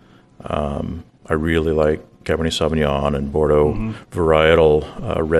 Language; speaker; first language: English; native; English